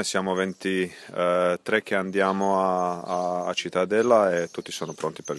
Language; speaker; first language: Italian; non-native, fluent; Croatian